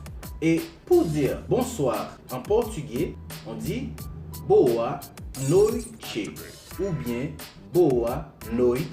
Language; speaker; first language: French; non-native, local second language; Haitian Creole